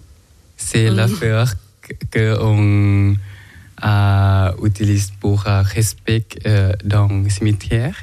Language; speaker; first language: French; non-native, learner; Thai